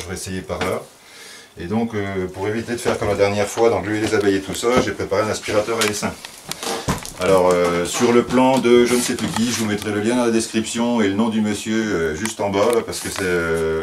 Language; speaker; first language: French; native; French